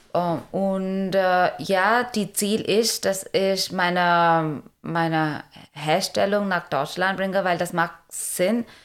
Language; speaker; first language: German; non-native, learner; Hindi